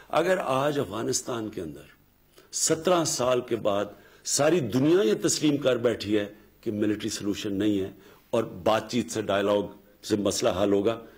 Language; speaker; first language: Urdu; native; Urdu